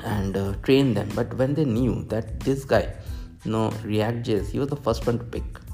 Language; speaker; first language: English; non-native, local second language; Hindi